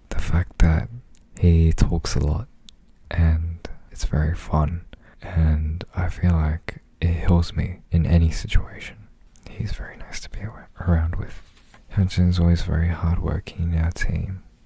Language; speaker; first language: English; early bilingual, other home language; Korean